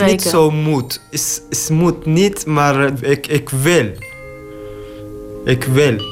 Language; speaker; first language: Dutch; non-native, learner; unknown